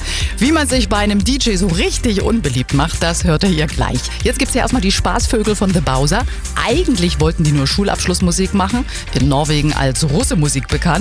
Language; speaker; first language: German; native; German